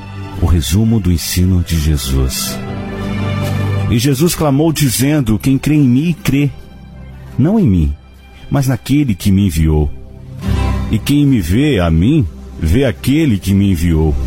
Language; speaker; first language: Portuguese; native; Portuguese